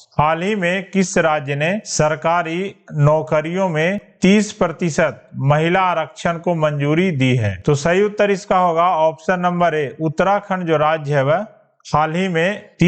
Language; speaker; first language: Hindi; native; Hindi